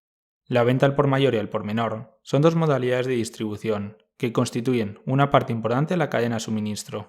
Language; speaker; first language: Spanish; native; Spanish